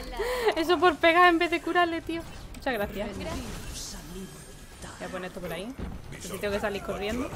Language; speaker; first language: Spanish; native; Spanish